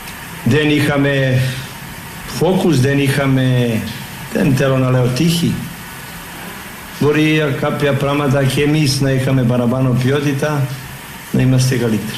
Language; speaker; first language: Greek; non-native, learner; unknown